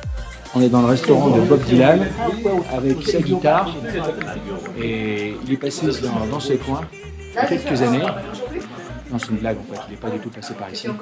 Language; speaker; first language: French; native; French